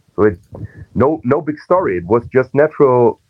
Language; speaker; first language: English; non-native, fluent; German